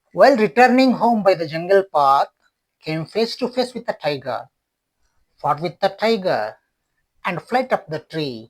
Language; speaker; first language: English; non-native, local second language; Kannada